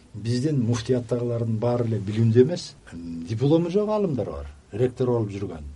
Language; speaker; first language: Kyrgyz; native; Kyrgyz